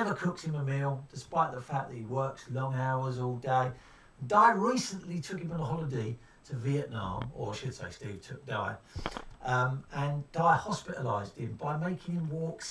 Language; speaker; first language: English; native; English